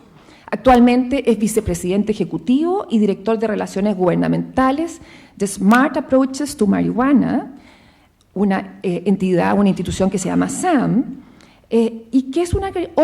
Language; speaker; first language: Spanish; native; Spanish